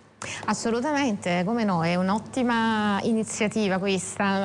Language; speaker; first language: Italian; native; Italian